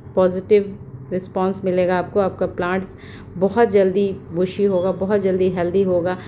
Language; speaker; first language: Hindi; native; Hindi